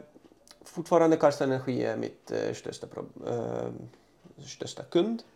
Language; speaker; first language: Swedish; non-native, fluent; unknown